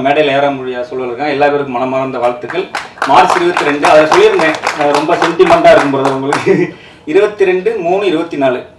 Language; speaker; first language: Tamil; native; Tamil